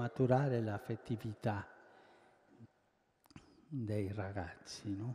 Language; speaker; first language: Italian; early bilingual, heritage; Spanish